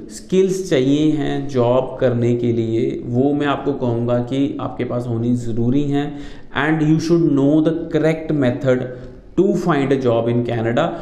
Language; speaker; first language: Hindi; non-native, local second language; Punjabi